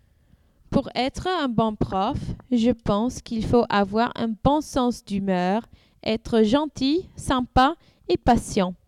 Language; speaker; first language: French; non-native, learner; English